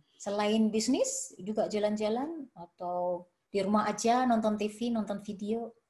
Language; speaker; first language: Indonesian; native; Indonesian